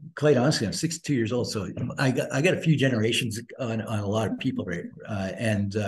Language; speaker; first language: English; native; English